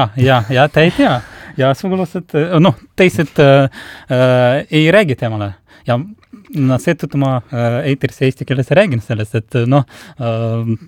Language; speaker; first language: Estonian; non-native, local second language; Russian